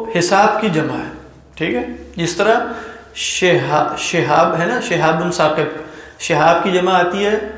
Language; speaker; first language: Urdu; native; Urdu